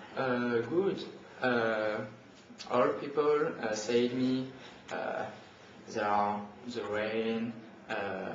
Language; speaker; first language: English; non-native, learner; French